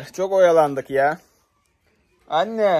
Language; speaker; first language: Turkish; native; Turkish